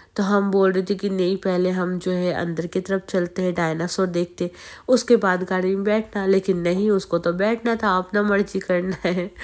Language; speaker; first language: Hindi; non-native, local second language; Bangla